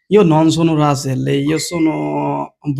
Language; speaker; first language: Italian; non-native, learner; Bangla